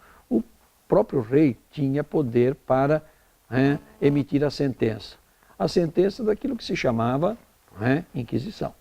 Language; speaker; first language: Portuguese; native; Portuguese